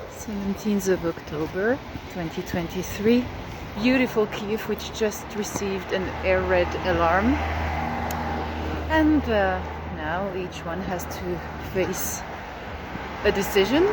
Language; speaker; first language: English; non-native, fluent; French